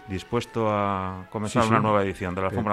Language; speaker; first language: Spanish; native; Spanish